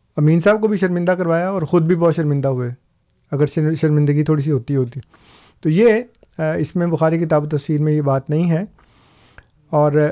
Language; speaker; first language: Urdu; non-native, local second language; Punjabi